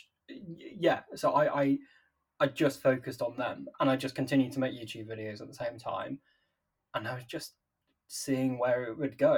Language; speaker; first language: English; native; English